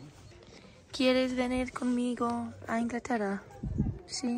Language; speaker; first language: Spanish; non-native, fluent; English